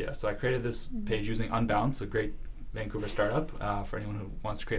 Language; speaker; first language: English; early bilingual, other home language; Russian